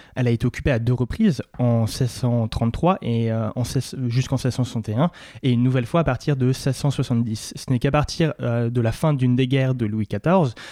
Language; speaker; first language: French; native; French